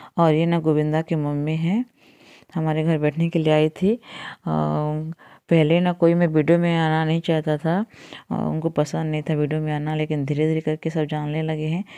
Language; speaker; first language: Hindi; non-native, local second language; Odia